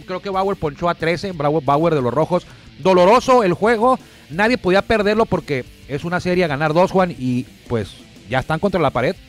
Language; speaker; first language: Spanish; native; Spanish